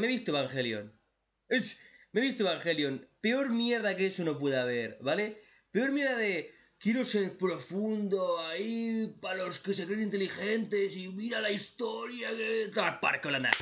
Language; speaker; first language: Spanish; native; Spanish